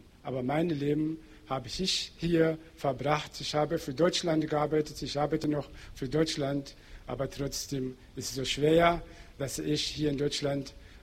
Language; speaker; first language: German; non-native, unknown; Portuguese